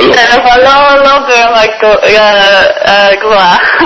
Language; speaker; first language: Hebrew; non-native, learner; English